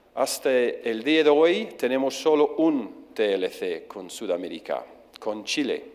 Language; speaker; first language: Spanish; non-native, fluent; English